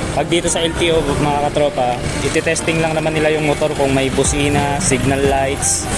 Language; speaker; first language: Filipino; native; Filipino